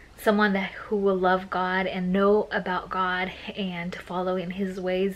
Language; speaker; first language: English; early bilingual, other home language; Spanish